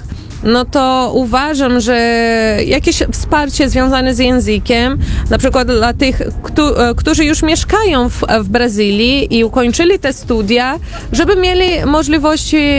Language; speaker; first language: Polish; early bilingual, heritage; Portuguese